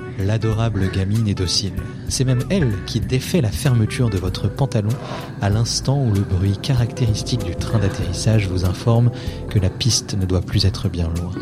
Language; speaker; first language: French; native; French